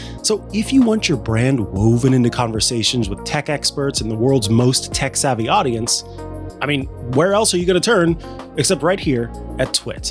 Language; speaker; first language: English; native; English